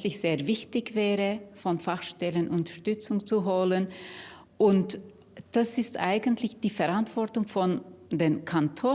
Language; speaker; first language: German; non-native, fluent; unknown